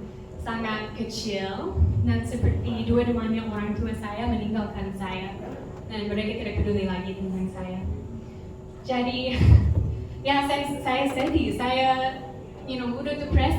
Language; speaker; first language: Indonesian; non-native, fluent; English